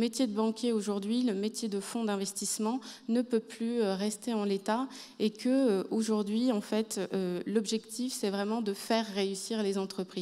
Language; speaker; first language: French; native; French